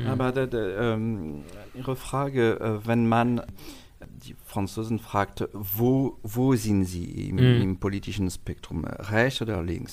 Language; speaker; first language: German; non-native, learner; French